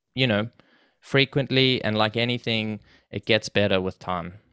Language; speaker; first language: English; native; English